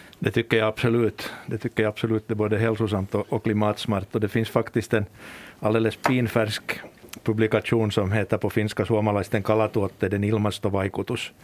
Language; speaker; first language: Swedish; native; Swedish